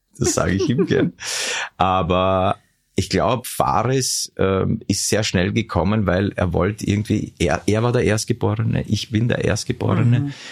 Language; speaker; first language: German; early bilingual, other home language; Arabic